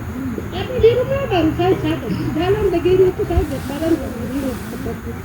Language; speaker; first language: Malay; non-native, local second language; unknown